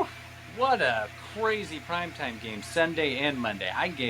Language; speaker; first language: English; native; English